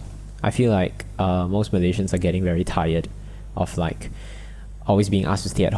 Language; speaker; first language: English; non-native, local second language; Chinese